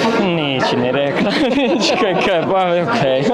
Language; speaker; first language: Slovenian; non-native, fluent; Italian